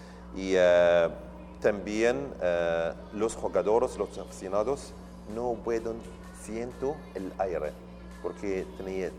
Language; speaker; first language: Spanish; non-native, learner; Arabic